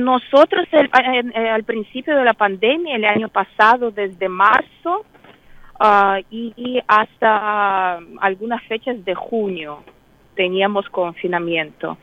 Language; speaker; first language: Spanish; non-native, fluent; Russian